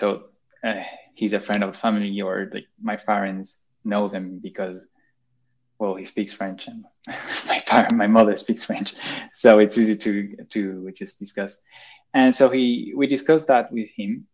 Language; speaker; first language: English; non-native, fluent; Spanish